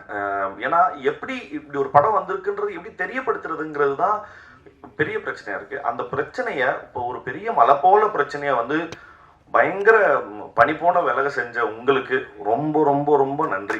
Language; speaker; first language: Tamil; native; Tamil